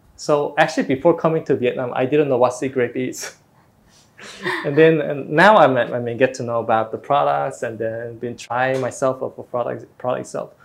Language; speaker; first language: English; non-native, fluent; Korean